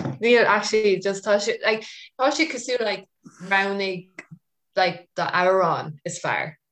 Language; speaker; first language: Irish; non-native, local second language; English